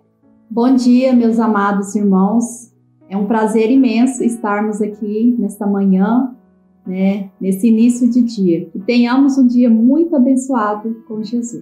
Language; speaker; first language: Portuguese; native; Portuguese